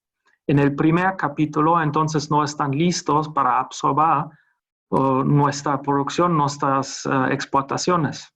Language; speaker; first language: Spanish; non-native, fluent; German